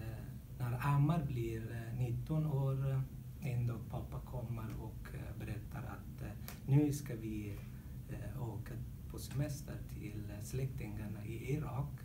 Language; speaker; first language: Swedish; non-native, learner; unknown